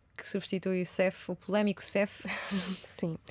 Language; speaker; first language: Portuguese; early bilingual, other home language; Romanian